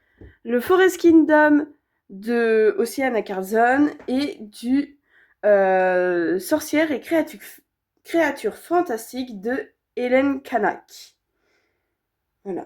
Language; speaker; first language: French; native; French